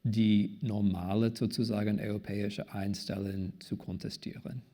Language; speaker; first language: German; non-native, fluent; English